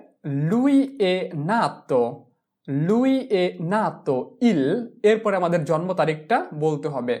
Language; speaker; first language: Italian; non-native, fluent; Bangla